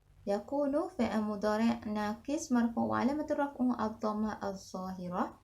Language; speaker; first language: Arabic; non-native, learner; Malay